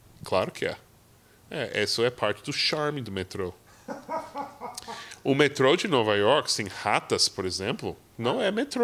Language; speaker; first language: Portuguese; non-native, fluent; English